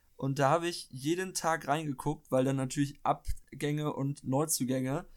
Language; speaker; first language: German; native; German